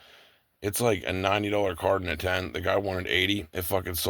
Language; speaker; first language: English; native; English